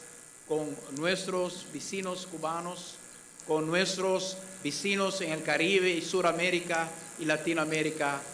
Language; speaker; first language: Spanish; non-native, fluent; Papiamento